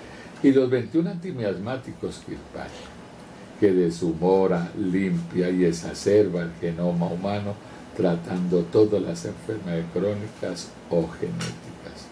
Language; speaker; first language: Spanish; native; Spanish